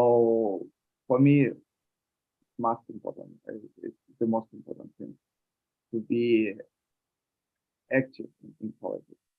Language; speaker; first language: English; non-native, learner; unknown